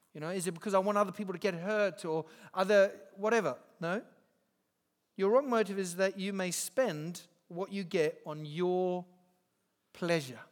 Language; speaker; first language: English; native; English